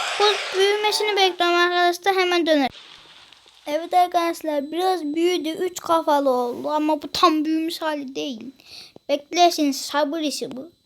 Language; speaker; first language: Turkish; native; Turkish